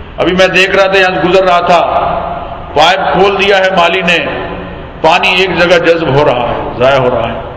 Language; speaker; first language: Urdu; non-native, local second language; Punjabi